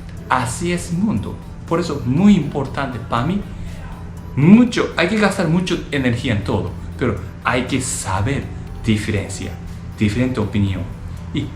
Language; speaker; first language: Spanish; non-native, learner; Japanese